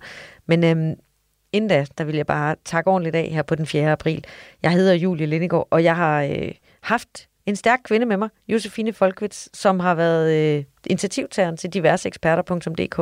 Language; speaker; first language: Danish; native; Danish